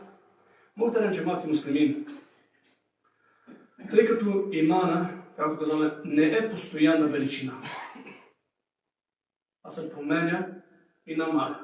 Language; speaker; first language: Bulgarian; native; Bulgarian